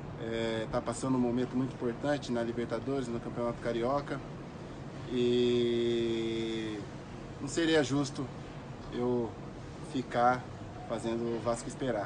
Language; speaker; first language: Portuguese; native; Portuguese